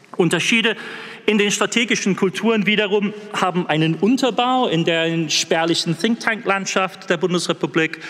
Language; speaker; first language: German; non-native, fluent; English